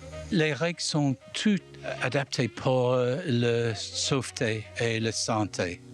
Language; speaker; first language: French; non-native, learner; English